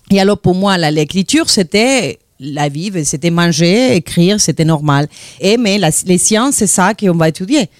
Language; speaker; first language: French; non-native, fluent; Spanish